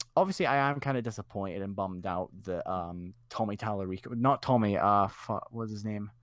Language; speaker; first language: English; native; English